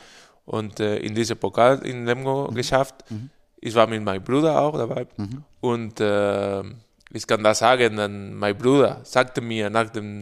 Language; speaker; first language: German; non-native, learner; Spanish